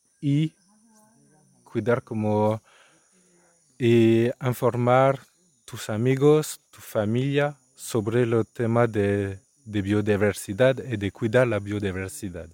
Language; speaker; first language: Spanish; non-native, learner; French